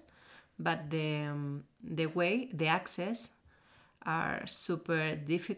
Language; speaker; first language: English; non-native, learner; Spanish